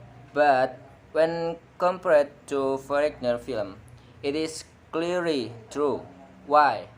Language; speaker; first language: English; non-native, learner; Indonesian